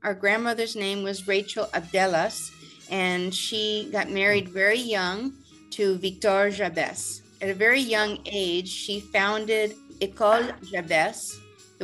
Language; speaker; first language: English; native; English